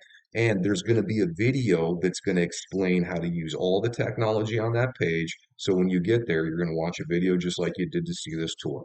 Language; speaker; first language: English; native; English